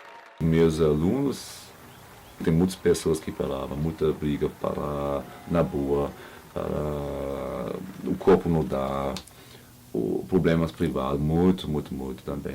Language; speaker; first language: Portuguese; non-native, learner; German